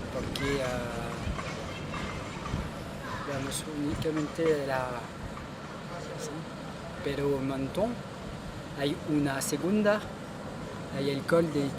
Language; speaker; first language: Spanish; non-native, learner; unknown